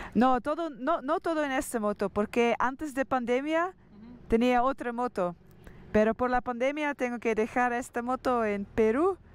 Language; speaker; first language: Spanish; non-native, learner; Dutch